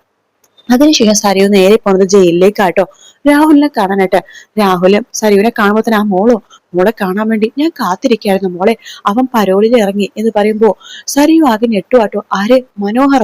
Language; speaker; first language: Malayalam; native; Malayalam